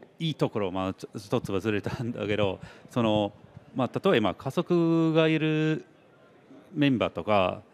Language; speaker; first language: Japanese; non-native, fluent; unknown